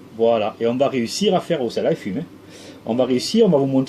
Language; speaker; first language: French; native; French